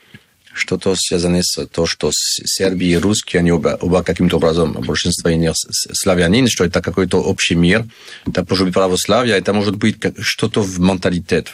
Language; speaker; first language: Russian; non-native, learner; French